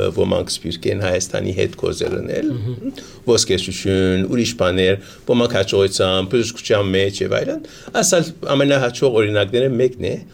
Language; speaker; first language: Armenian; early bilingual, heritage; Armenian